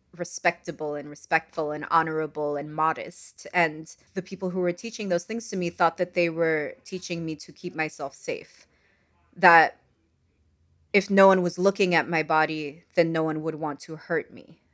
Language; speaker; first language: English; non-native, fluent; Arabic